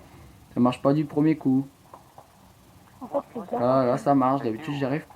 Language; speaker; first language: French; native; French